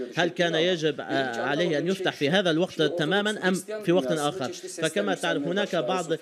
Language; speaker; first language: Arabic; non-native, fluent; Turkish